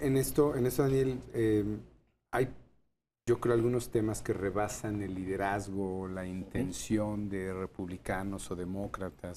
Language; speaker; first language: Spanish; native; Spanish